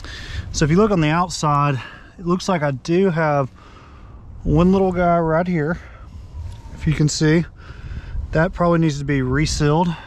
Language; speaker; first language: English; native; English